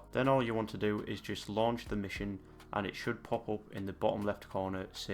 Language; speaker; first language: English; native; English